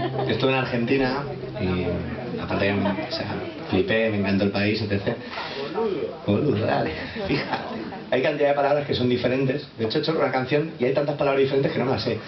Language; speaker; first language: Spanish; native; Spanish